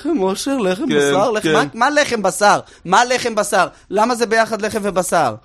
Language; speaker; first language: Hebrew; native; Hebrew